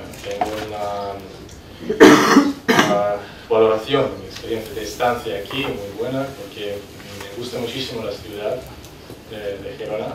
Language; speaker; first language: Spanish; non-native, fluent; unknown